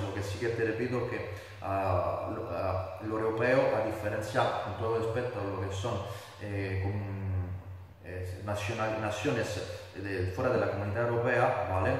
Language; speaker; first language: Spanish; non-native, fluent; Italian